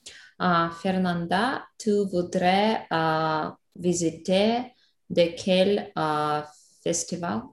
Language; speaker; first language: French; non-native, learner; Russian